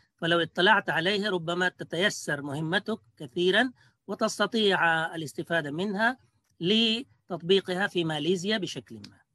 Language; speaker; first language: Arabic; non-native, fluent; Urdu